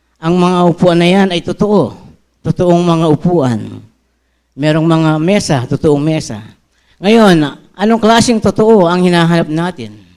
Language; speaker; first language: Filipino; non-native, local second language; Pampanga